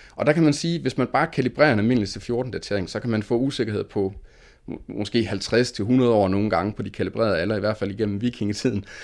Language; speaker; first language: Danish; native; Danish